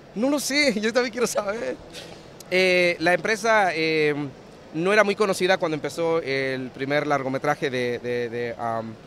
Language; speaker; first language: Spanish; early bilingual, heritage; Spanish